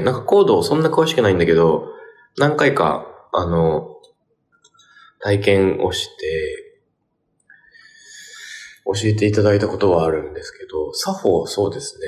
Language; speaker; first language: Japanese; native; Japanese